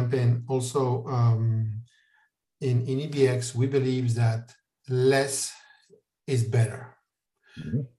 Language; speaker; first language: English; non-native, fluent; French